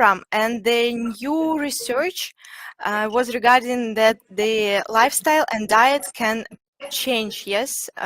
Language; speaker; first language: English; non-native, fluent; Russian